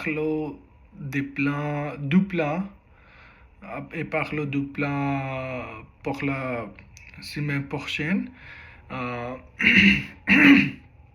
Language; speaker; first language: French; non-native, learner; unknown